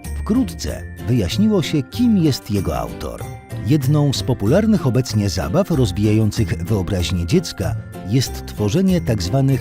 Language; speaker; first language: Polish; native; Polish